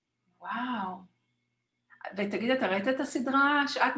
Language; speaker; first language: Hebrew; native; Hebrew